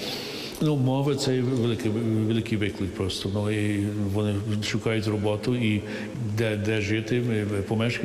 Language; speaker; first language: Ukrainian; early bilingual, heritage; English